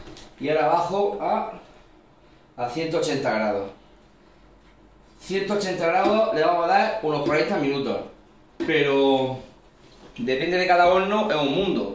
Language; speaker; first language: Spanish; native; Spanish